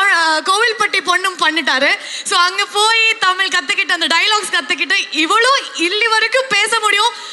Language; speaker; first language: Tamil; non-native, local second language; Kannada